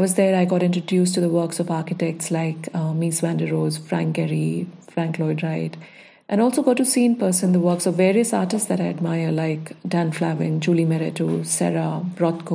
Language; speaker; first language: English; non-native, local second language; Hindi